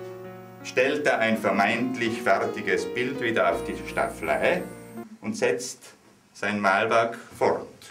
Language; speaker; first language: German; native; German